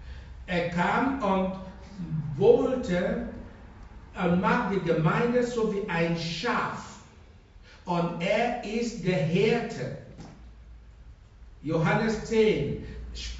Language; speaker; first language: German; non-native, fluent; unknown